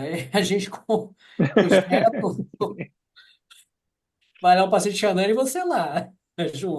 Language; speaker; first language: Portuguese; native; Portuguese